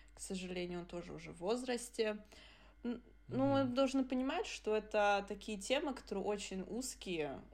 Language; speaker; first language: Russian; early bilingual, other home language; Adyghe